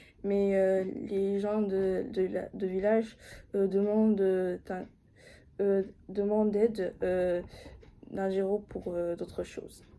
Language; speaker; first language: French; non-native, fluent; Japanese